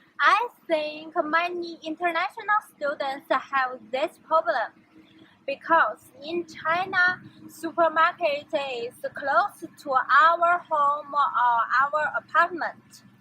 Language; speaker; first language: English; non-native, learner; Chinese